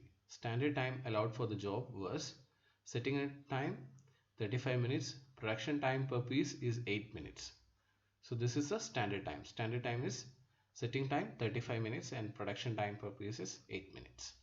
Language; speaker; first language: English; non-native, local second language; Malayalam